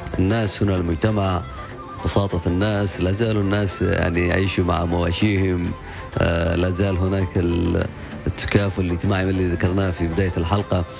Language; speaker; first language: Arabic; non-native, local second language; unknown